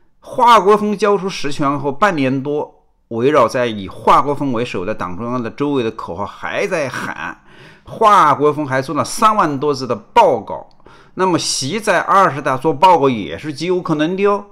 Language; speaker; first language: Chinese; native; Chinese